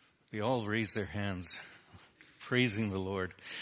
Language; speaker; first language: English; native; English